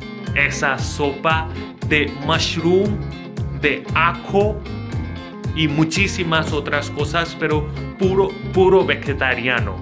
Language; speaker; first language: Spanish; non-native, fluent; Hindi